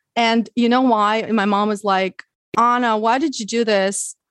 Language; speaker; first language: English; non-native, fluent; Ukrainian